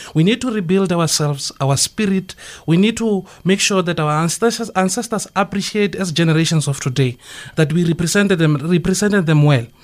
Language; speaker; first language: English; non-native, local second language; Northern Sotho